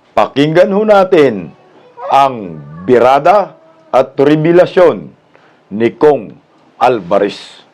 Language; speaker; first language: Filipino; native; Filipino